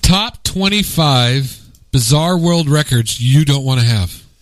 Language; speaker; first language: English; native; English